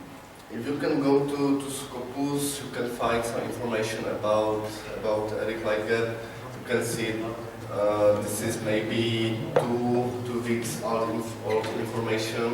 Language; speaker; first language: English; non-native, learner; Czech